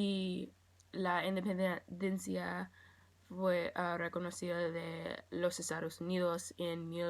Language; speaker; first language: Spanish; non-native, learner; English